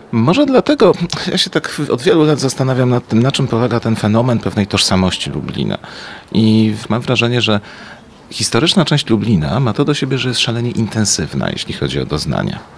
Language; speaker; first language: Polish; native; Polish